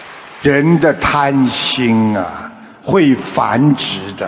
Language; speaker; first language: Chinese; native; Chinese